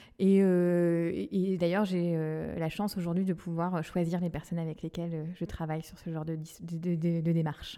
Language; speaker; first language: French; non-native, local second language; Malagasy